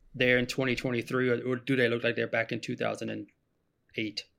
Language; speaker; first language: English; non-native, fluent; German